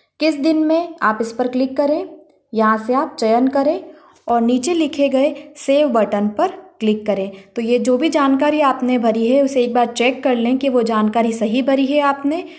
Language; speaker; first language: Hindi; native; Hindi